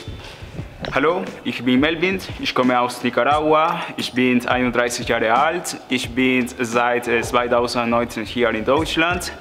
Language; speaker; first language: German; non-native, learner; Spanish